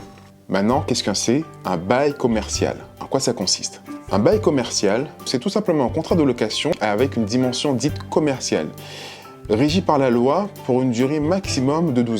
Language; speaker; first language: French; native; French